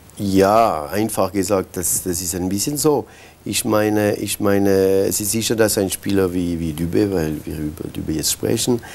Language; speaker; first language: German; non-native, local second language; French